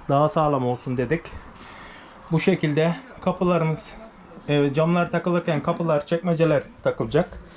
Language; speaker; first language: Turkish; native; Turkish